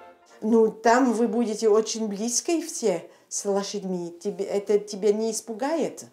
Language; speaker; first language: Russian; non-native, learner; French